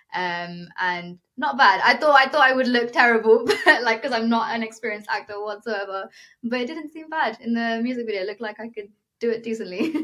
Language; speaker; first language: English; non-native, local second language; Telugu